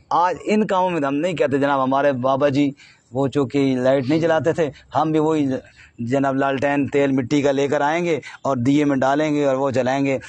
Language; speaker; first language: Urdu; non-native, local second language; Punjabi